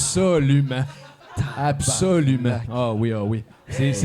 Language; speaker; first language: French; native; French